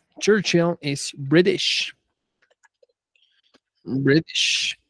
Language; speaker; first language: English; non-native, fluent; Spanish